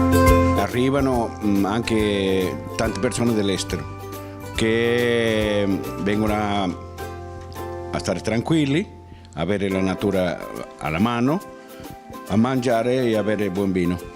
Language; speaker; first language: Italian; non-native, fluent; Spanish